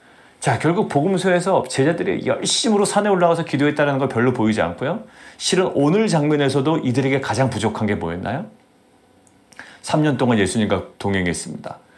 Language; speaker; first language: Korean; native; Korean